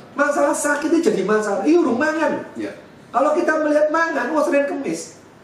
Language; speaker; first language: Indonesian; native; Indonesian